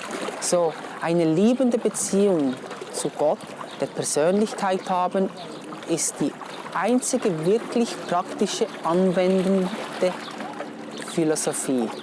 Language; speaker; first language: German; non-native, fluent; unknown